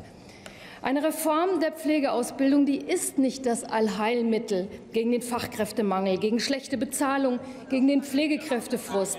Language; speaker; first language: German; native; German